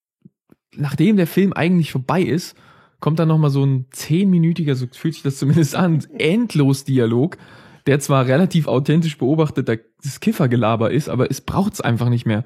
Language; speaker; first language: German; native; German